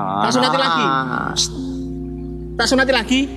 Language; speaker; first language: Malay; non-native, local second language; Javanese